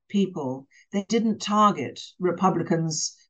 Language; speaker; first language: English; native; English